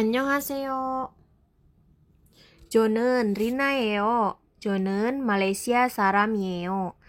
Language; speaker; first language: Korean; non-native, fluent; Indonesian